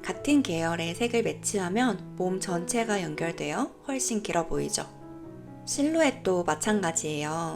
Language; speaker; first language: Korean; native; Korean